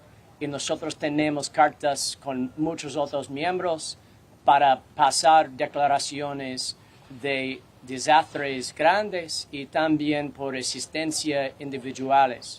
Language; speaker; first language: Spanish; non-native, learner; English